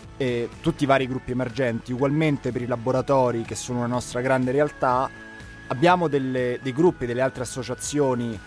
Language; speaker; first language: Italian; native; Italian